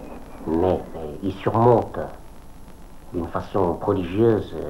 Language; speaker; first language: French; non-native, local second language; Vietnamese